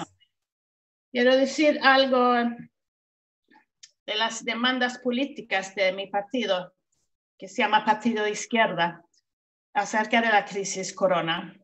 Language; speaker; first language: Spanish; non-native, fluent; Swedish